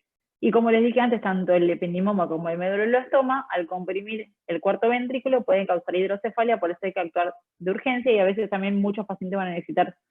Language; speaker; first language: Spanish; native; Spanish